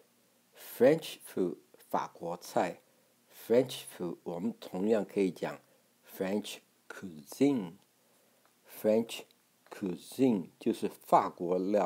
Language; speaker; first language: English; non-native, fluent; Chinese